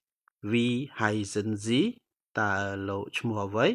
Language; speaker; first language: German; non-native, fluent; Khmer